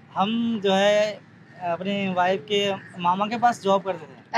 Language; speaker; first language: Hindi; native; Hindi